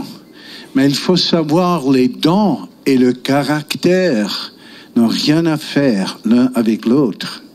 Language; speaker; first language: French; non-native, local second language; German